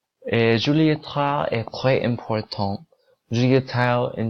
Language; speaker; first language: French; non-native, learner; English